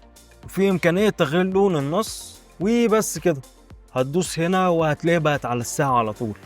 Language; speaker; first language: Arabic; native; Arabic